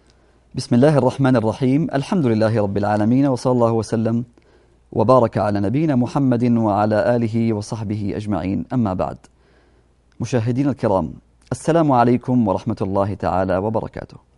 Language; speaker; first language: Arabic; native; Arabic